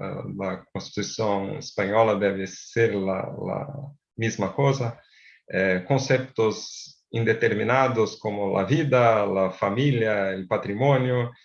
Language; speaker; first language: Spanish; non-native, fluent; Portuguese